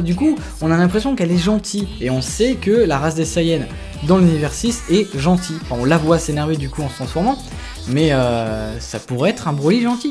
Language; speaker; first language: French; native; French